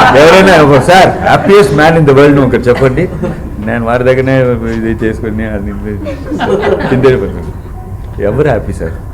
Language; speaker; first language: Telugu; non-native, learner; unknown